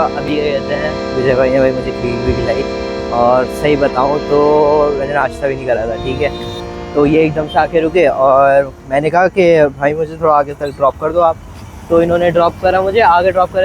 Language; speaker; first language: Hindi; native; Hindi